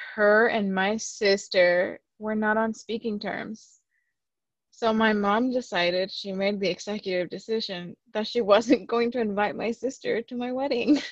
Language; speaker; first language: English; early bilingual, other home language; Spanish